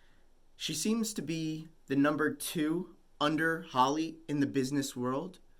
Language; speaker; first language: English; native; English